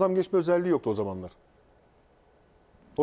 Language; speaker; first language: Turkish; native; Turkish